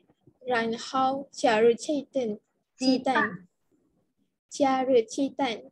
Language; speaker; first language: Chinese; non-native, learner; Malay